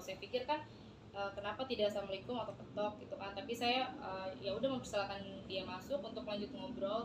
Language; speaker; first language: Indonesian; native; Indonesian